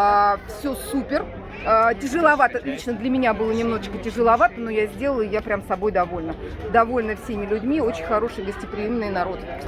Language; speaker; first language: Russian; native; Russian